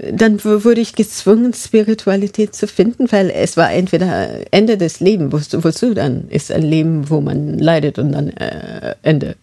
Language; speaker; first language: German; non-native, fluent; Masai